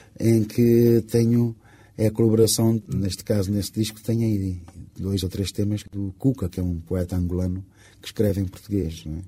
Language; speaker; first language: Portuguese; non-native, local second language; Kabuverdianu